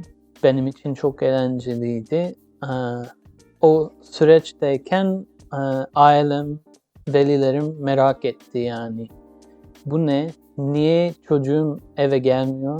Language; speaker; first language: Turkish; early bilingual, heritage; English